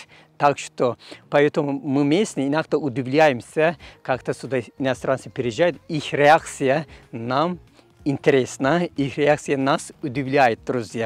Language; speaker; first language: Russian; non-native, fluent; Turkish